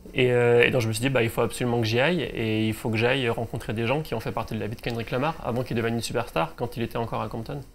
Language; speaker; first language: French; native; French